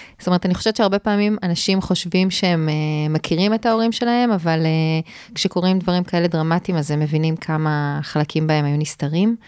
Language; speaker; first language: Hebrew; native; Hebrew